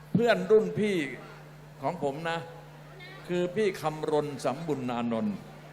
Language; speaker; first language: Thai; native; Thai